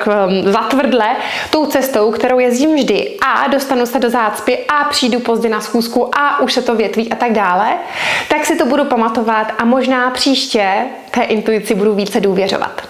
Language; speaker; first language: Czech; native; Czech